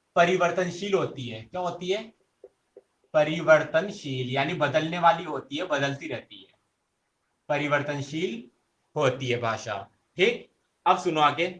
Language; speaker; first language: Hindi; native; Hindi